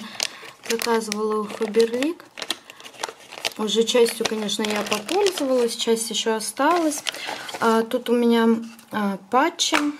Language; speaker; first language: Russian; native; Russian